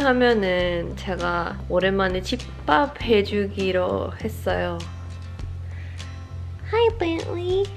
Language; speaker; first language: Korean; non-native, fluent; Swedish